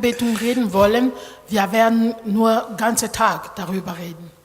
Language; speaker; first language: German; non-native, learner; Lingala